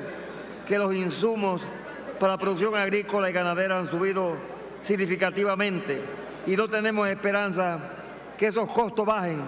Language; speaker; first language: Spanish; native; Spanish